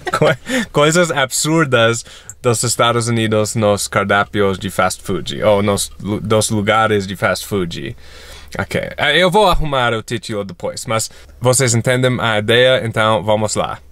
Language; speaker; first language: Portuguese; non-native, fluent; English